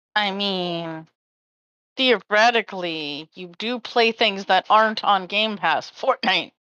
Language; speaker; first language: English; native; English